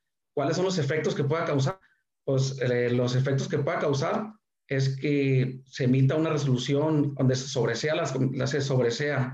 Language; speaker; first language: Spanish; native; Spanish